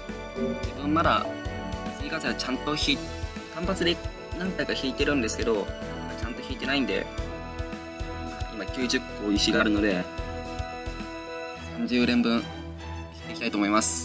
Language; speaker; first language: Japanese; native; Japanese